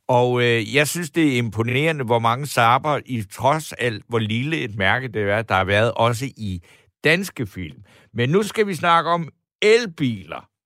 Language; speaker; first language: Danish; native; Danish